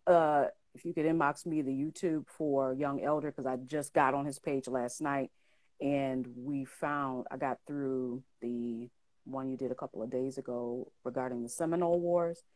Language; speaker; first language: English; native; English